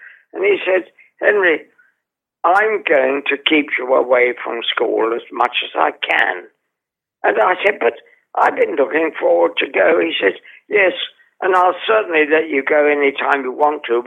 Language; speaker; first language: English; native; English